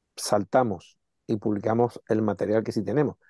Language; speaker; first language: Spanish; native; Spanish